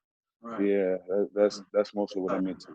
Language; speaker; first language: English; native; English